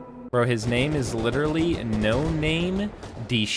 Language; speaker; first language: English; native; English